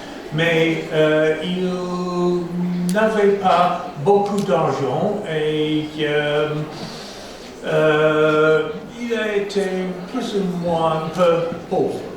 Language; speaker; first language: French; non-native, fluent; English